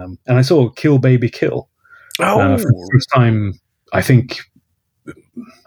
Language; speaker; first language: English; non-native, fluent; Swedish